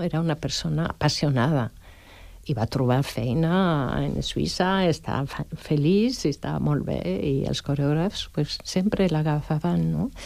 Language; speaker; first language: Catalan; non-native, fluent; French